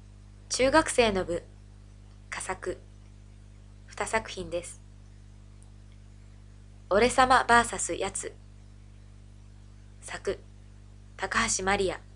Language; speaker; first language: Japanese; native; Japanese